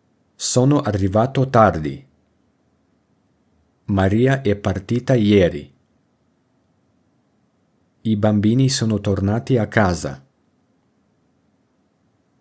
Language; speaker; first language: Italian; non-native, fluent; English